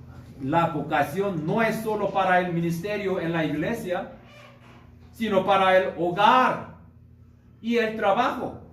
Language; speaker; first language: Spanish; non-native, learner; Korean